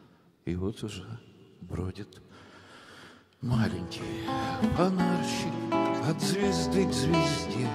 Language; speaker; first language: Russian; native; Russian